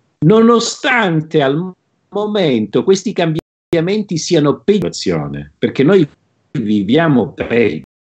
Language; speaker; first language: Italian; native; Italian